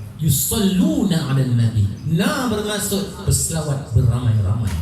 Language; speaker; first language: Malay; native; Malay